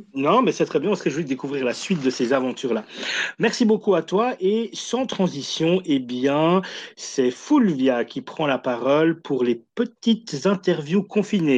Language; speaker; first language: French; native; French